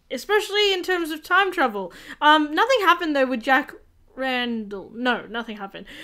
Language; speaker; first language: English; native; English